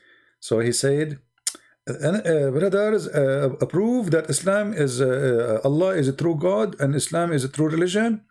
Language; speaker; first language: English; non-native, fluent; Arabic